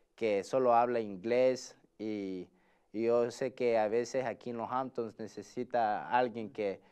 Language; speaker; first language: Spanish; early bilingual, heritage; Spanish